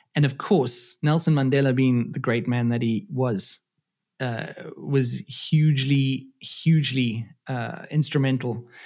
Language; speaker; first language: English; native; English